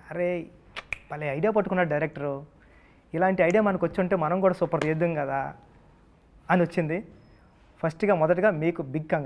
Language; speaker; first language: Telugu; native; Telugu